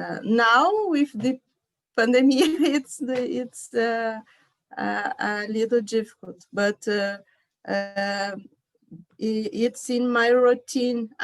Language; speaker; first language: English; non-native, learner; Portuguese